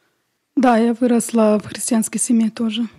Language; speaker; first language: Russian; early bilingual, heritage; Russian